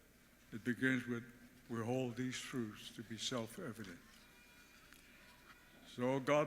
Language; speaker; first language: English; early bilingual, other home language; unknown